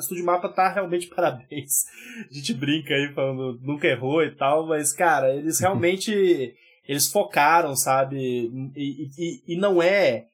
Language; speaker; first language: Portuguese; native; Portuguese